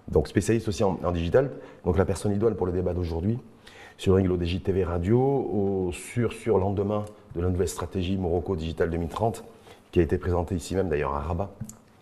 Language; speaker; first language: French; non-native, local second language; Arabic